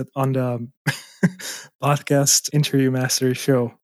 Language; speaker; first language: English; non-native, fluent; Hungarian